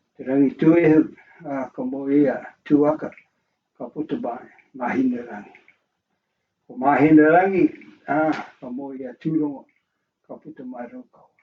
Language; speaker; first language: Māori; native; Māori